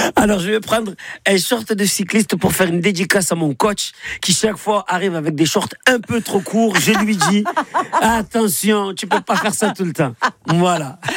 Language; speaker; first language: French; native; French